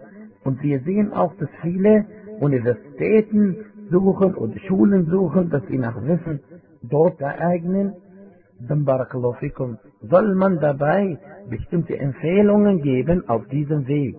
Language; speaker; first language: German; non-native, fluent; Arabic